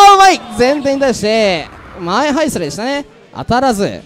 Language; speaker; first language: Japanese; native; Japanese